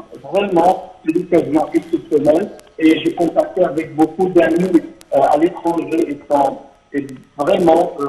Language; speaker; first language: French; non-native, fluent; Arabic